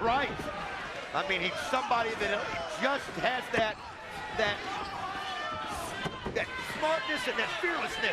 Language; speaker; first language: English; native; English